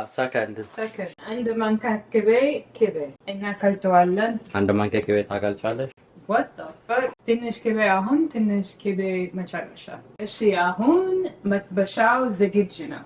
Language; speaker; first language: Amharic; non-native, learner; Arabic